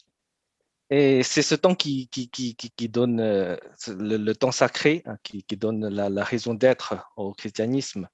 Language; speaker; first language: French; non-native, fluent; Chinese